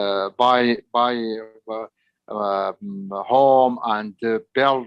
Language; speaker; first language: English; non-native, learner; Arabic